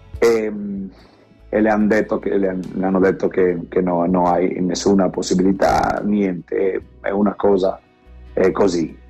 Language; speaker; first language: Italian; non-native, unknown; Romanian